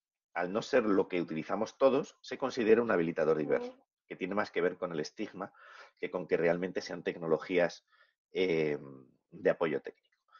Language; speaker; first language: Spanish; native; Spanish